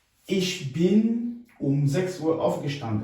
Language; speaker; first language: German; non-native, fluent; French